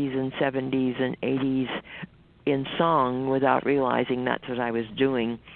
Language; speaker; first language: English; native; English